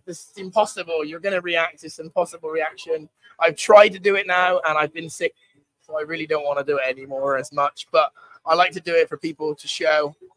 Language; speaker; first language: English; native; English